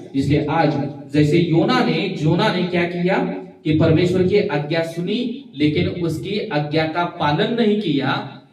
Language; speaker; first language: Hindi; non-native, local second language; Marathi